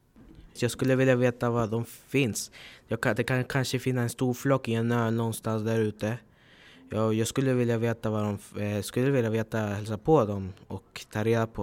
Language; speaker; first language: Swedish; early bilingual, other home language; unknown